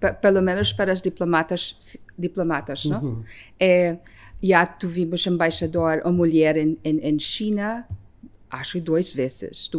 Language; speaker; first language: Portuguese; non-native, fluent; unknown